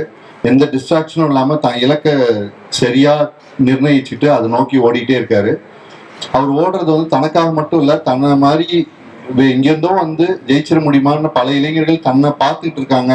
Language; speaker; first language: Tamil; native; Tamil